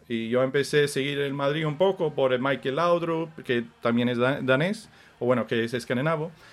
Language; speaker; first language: Spanish; early bilingual, other home language; Swedish